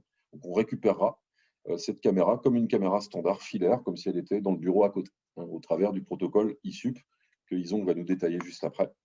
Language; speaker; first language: French; native; French